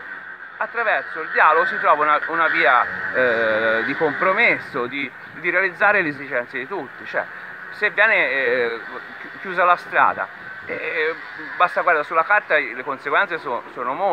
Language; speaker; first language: Italian; native; Italian